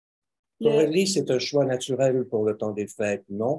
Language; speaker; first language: French; native; French